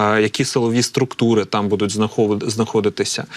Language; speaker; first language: Ukrainian; native; Ukrainian